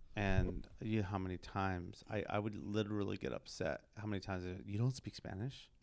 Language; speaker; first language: English; early bilingual, other home language; Spanish